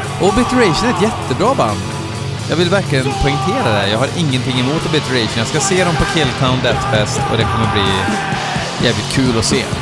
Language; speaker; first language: Swedish; native; Swedish